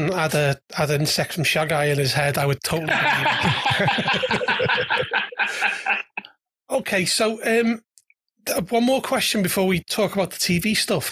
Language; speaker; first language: English; native; English